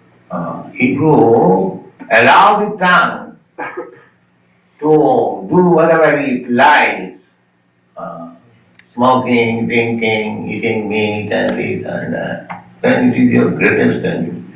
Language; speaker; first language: English; non-native, local second language; Bangla